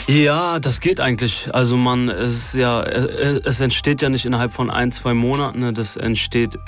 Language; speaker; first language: German; native; German